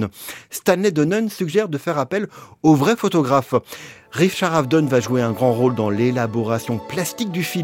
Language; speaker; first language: French; native; French